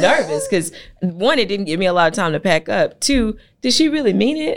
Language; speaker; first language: English; native; English